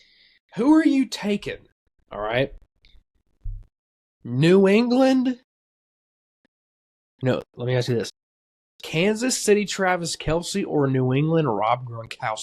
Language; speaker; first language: English; native; English